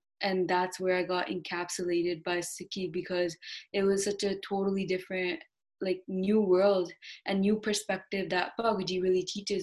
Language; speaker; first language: English; non-native, local second language; Punjabi